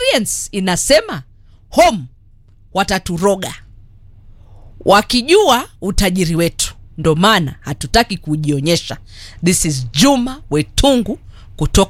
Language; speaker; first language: Swahili; native; Swahili